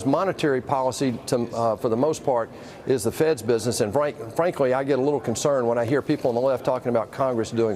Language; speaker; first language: English; native; English